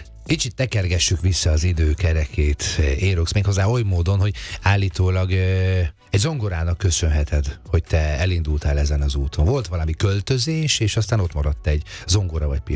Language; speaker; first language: Hungarian; native; Hungarian